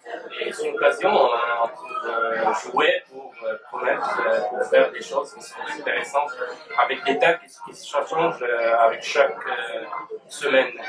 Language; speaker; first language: French; non-native, learner; Italian